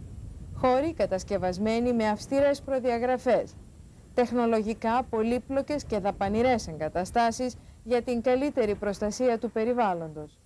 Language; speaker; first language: Greek; native; Greek